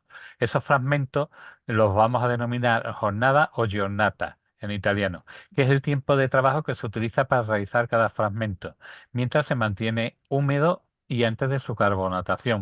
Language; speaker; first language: Spanish; native; Spanish